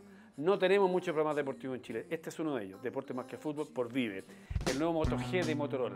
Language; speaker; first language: Spanish; native; Spanish